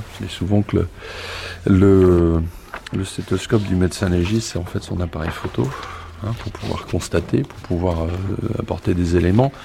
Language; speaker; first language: French; native; French